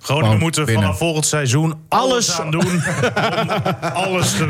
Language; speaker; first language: Dutch; native; Dutch